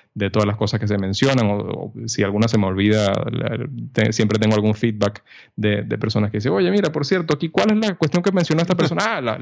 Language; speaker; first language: Spanish; native; Spanish